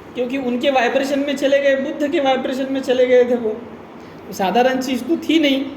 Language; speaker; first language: Hindi; non-native, local second language; Marathi